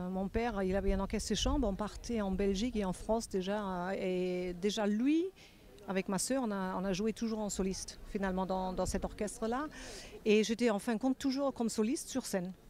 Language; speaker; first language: French; non-native, fluent; German